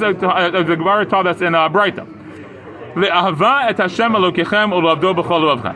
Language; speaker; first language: English; native; English